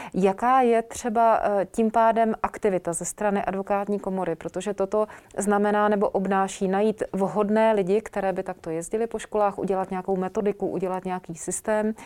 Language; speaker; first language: Czech; native; Czech